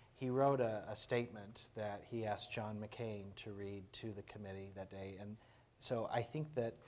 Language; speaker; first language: English; native; English